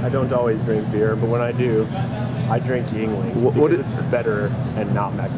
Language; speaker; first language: English; native; English